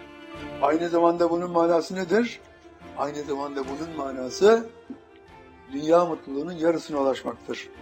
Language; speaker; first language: Turkish; native; Turkish